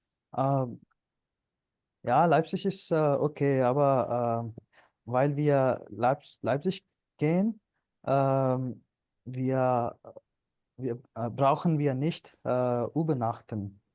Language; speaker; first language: German; non-native, learner; Punjabi